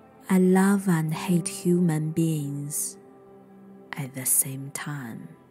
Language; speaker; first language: English; non-native, fluent; Chinese